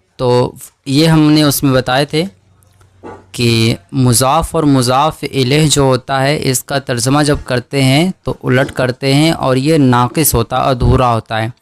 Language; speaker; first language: Urdu; native; Urdu